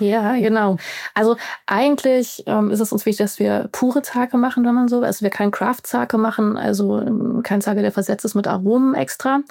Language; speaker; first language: German; native; German